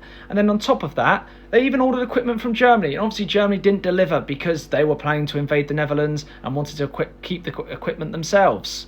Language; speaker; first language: English; native; English